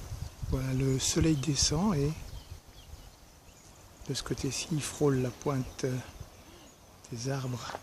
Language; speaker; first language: French; native; French